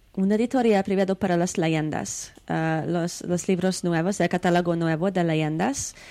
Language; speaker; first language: Spanish; non-native, learner; Hungarian